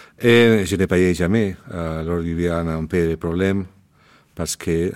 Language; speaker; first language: French; non-native, learner; Spanish